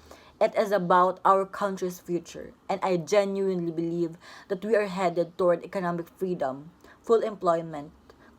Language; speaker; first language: English; non-native, local second language; Filipino